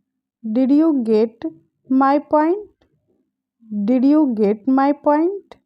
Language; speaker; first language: English; non-native, fluent; Hindi